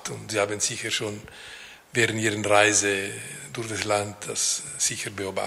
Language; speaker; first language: German; non-native, local second language; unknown